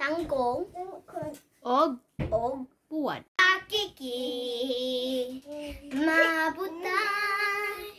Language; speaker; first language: Cebuano; non-native, learner; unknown